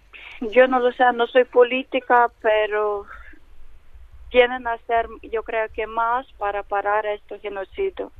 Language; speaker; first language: Spanish; non-native, learner; Ukrainian